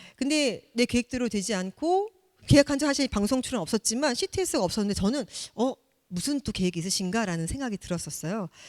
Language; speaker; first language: Korean; native; Korean